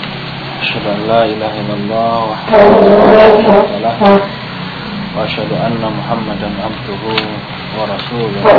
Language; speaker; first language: Arabic; non-native, fluent; Indonesian